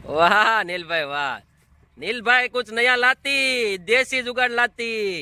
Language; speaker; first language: Hindi; non-native, local second language; Gujarati